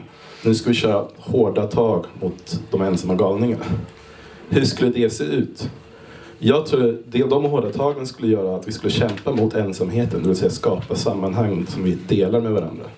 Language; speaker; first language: Swedish; native; Swedish